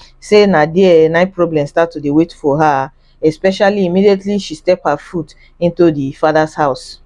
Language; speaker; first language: Nigerian Pidgin; native; Nigerian Pidgin